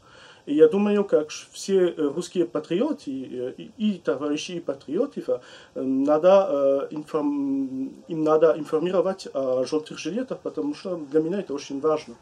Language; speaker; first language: Russian; non-native, learner; French